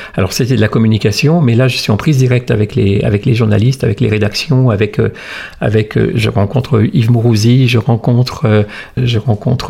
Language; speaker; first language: French; native; French